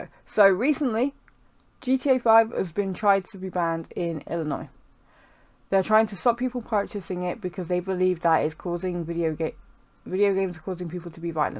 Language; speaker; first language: English; native; English